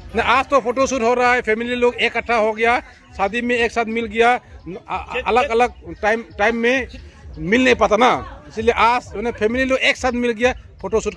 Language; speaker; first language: Hindi; non-native, local second language; Rongmei Naga